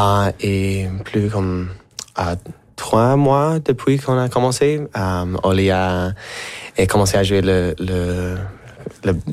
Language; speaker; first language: French; non-native, fluent; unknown